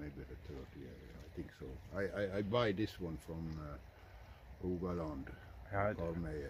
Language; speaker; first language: English; non-native, learner; Norwegian